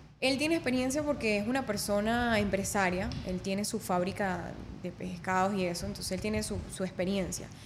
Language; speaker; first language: Spanish; native; Spanish